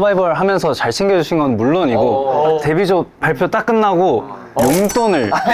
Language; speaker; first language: Korean; native; Korean